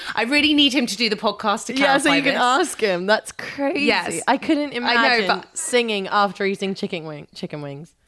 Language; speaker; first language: English; early bilingual, other home language; Albanian